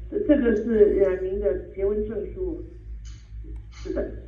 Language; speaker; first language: Chinese; native; Chinese